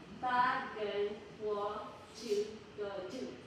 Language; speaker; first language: Chinese; non-native, learner; Filipino